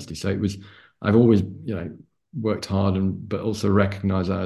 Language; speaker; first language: English; native; English